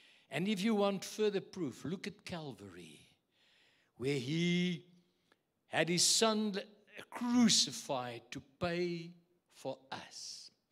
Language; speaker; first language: English; non-native, local second language; Afrikaans